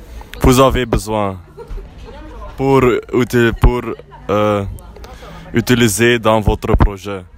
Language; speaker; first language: French; non-native, learner; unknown